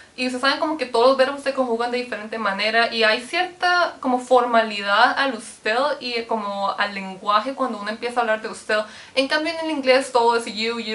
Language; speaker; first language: Spanish; early bilingual, other home language; Korean